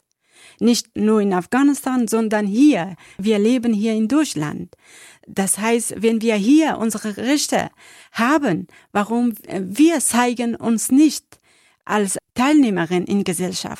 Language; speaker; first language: German; non-native, learner; Persian